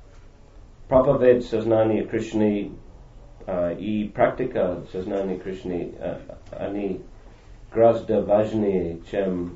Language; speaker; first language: Russian; non-native, fluent; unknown